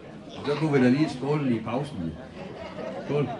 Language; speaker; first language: Danish; native; Danish